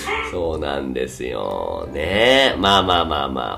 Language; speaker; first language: Japanese; native; Japanese